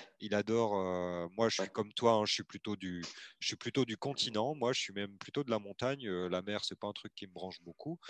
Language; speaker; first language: French; native; French